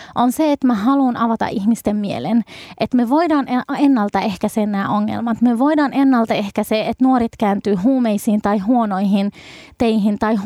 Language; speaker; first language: Finnish; early bilingual, other home language; Arabic